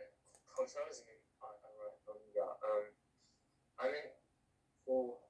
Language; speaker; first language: English; non-native, learner; Korean